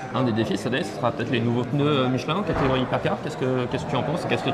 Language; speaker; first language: French; native; French